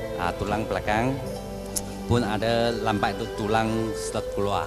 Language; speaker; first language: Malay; non-native, local second language; Chinese